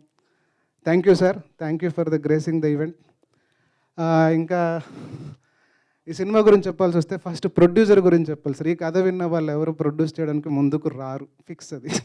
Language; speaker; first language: Telugu; native; Telugu